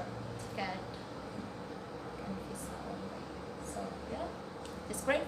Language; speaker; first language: English; non-native, learner; Indonesian